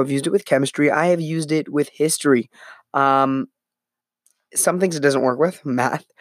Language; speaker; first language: English; native; English